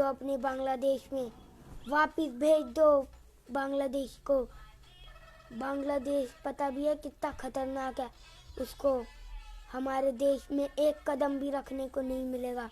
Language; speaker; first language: Hindi; non-native, local second language; Kok Borok